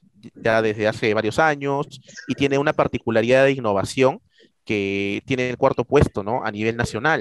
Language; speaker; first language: Spanish; native; Spanish